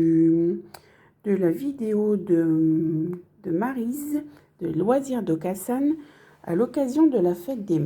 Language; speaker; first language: French; native; French